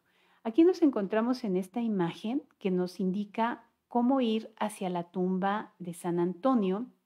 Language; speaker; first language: Spanish; native; Spanish